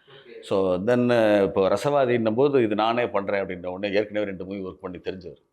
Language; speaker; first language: Tamil; native; Tamil